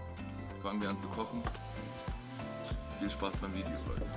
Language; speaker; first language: German; native; German